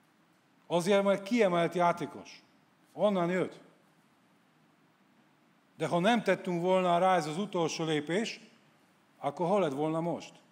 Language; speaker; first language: Hungarian; non-native, fluent; Polish